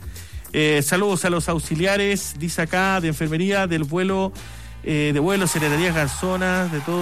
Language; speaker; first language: Spanish; native; Spanish